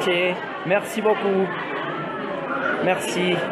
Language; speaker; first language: French; non-native, learner; Spanish